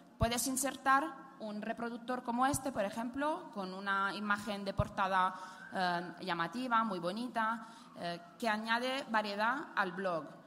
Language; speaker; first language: Spanish; non-native, fluent; Italian